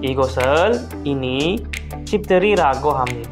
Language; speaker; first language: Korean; non-native, fluent; Indonesian